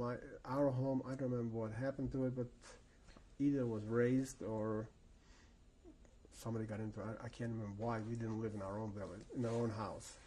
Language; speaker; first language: English; early bilingual, other home language; Yiddish